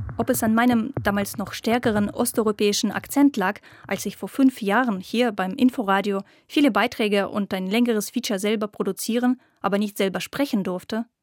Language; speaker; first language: German; non-native, fluent; Russian